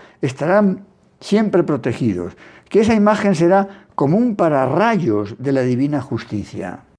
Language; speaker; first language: Spanish; native; Spanish